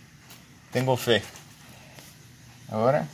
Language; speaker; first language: Spanish; non-native, fluent; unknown